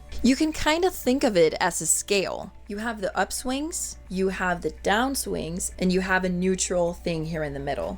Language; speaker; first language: English; non-native, fluent; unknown